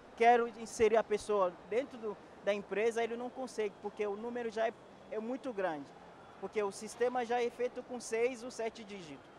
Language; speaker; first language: Portuguese; non-native, fluent; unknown